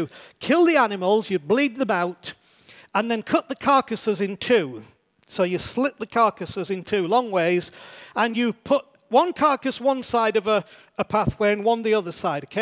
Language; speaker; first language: English; native; English